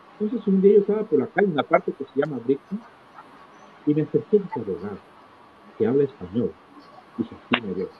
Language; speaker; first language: Spanish; native; Spanish